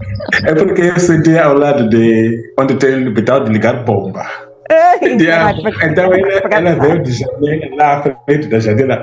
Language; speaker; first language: Portuguese; non-native, local second language; Tsonga